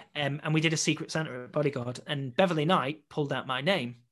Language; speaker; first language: English; native; English